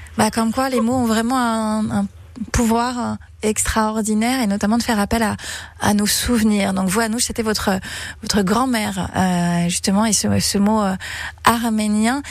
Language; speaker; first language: French; native; French